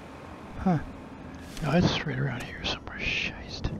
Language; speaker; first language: English; native; English